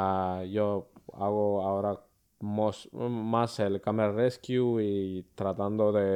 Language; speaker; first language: Spanish; early bilingual, other home language; Finnish